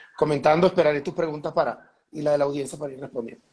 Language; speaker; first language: Spanish; native; Spanish